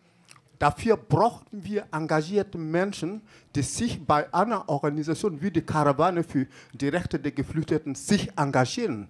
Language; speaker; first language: German; non-native, fluent; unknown